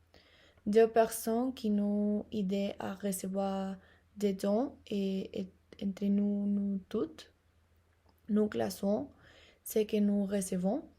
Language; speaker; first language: French; non-native, learner; Spanish